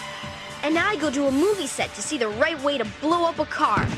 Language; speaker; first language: English; native; English